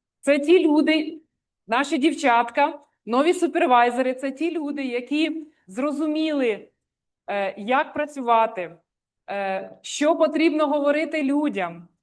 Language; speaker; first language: Ukrainian; native; Ukrainian